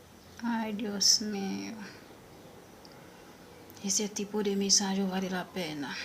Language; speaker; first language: Spanish; non-native, learner; Haitian Creole